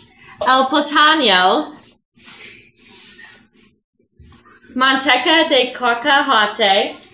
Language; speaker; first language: Spanish; non-native, learner; English